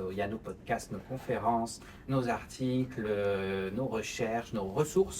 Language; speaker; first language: French; native; French